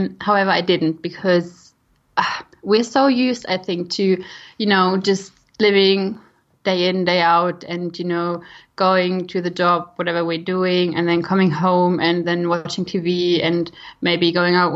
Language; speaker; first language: English; non-native, fluent; German